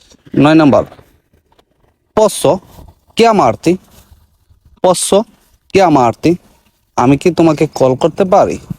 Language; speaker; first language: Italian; non-native, learner; Bangla